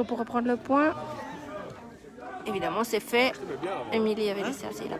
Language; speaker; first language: French; native; French